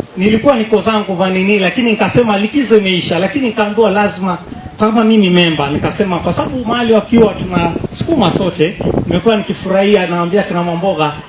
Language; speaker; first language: Swahili; non-native, local second language; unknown